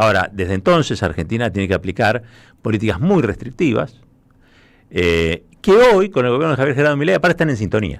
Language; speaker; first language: Spanish; native; Spanish